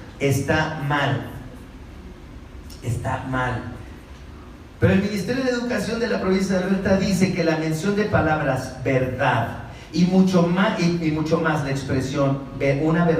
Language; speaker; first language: Spanish; native; Spanish